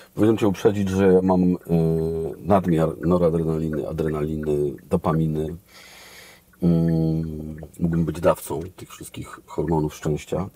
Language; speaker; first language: Polish; native; Polish